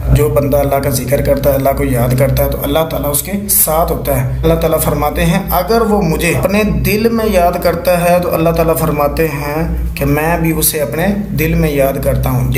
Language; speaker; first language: Urdu; non-native, local second language; Punjabi